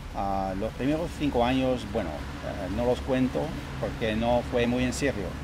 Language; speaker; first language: Spanish; non-native, fluent; Dutch